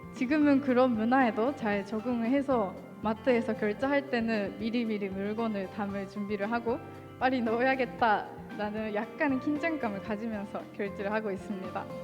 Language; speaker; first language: Korean; non-native, fluent; Japanese